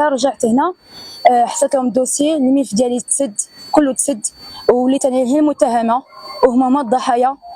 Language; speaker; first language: Arabic; early bilingual, heritage; Arabic